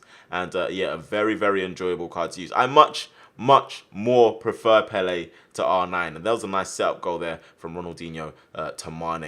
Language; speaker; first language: English; native; English